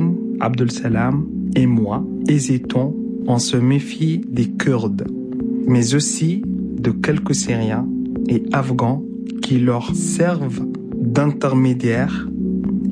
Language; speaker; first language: French; non-native, fluent; Arabic